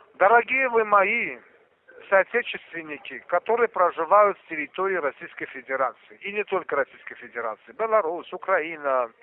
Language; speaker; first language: Russian; non-native, local second language; Armenian